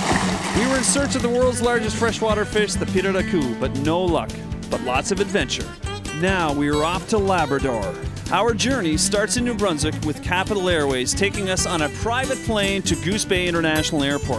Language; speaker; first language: English; native; English